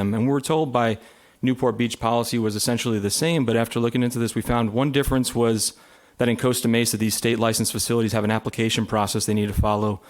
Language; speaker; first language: English; native; English